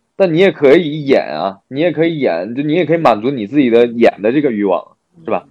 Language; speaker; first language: Chinese; non-native, local second language; Korean